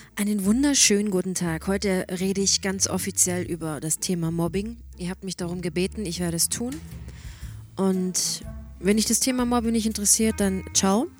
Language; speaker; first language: German; native; German